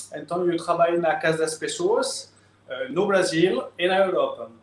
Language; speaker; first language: Portuguese; non-native, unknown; French